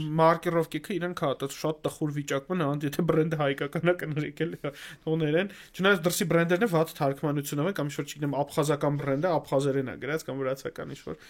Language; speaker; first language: Armenian; native; Armenian